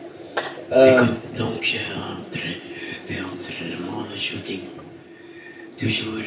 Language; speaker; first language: French; non-native, fluent; Dutch